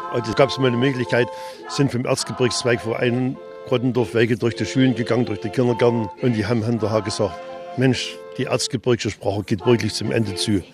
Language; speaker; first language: German; native; German